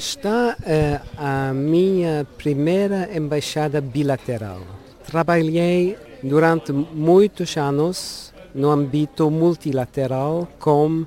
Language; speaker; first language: Portuguese; non-native, learner; Luxembourgish